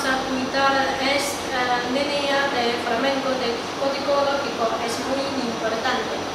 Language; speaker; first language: Spanish; non-native, learner; Chinese